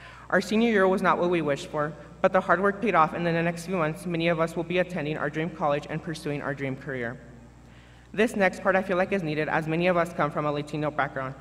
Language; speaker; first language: English; early bilingual, other home language; Spanish